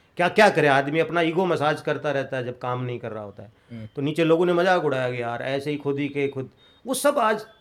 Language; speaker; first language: Hindi; native; Hindi